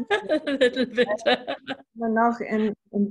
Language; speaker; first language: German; non-native, learner; English